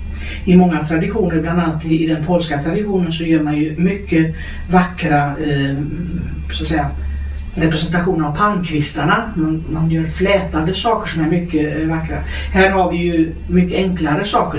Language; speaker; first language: Swedish; native; Swedish